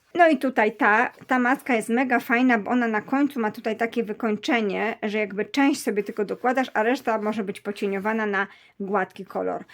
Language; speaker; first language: Polish; native; Polish